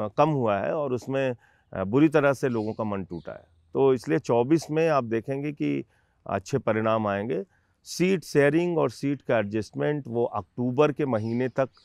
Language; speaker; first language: Hindi; native; Hindi